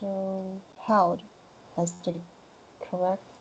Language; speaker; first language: English; non-native, learner; Chinese